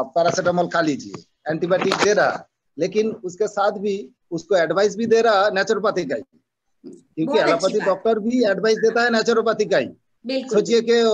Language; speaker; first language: Hindi; non-native, local second language; Bangla